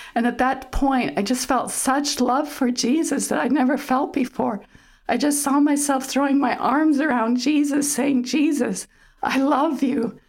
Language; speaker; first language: English; early bilingual, other home language; German